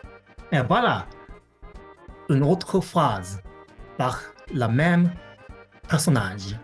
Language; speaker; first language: French; non-native, fluent; Japanese